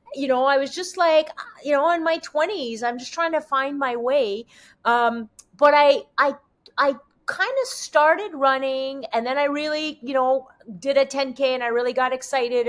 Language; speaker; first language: English; non-native, fluent; French